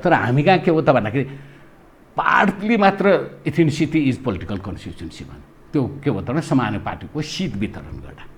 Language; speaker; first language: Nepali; non-native, local second language; Newari